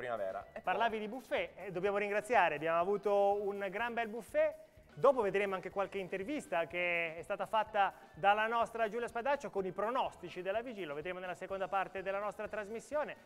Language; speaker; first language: Italian; native; Italian